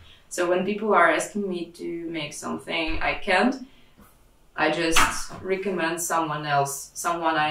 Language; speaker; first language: English; non-native, fluent; Russian